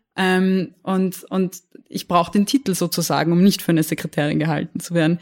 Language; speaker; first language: German; native; German